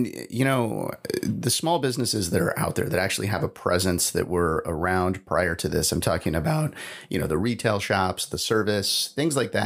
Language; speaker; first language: English; native; English